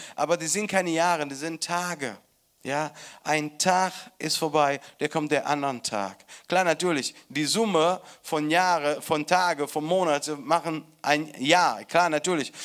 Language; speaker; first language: German; non-native, fluent; Italian